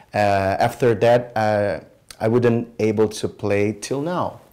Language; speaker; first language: English; non-native, fluent; Portuguese